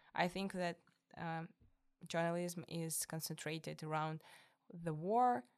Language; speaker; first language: English; non-native, fluent; Russian